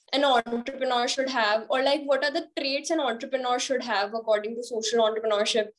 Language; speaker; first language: English; non-native, local second language; Hindi